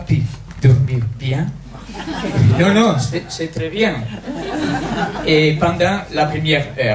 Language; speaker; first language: French; non-native, fluent; Spanish